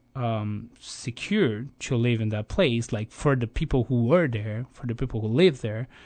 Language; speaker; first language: English; non-native, fluent; Portuguese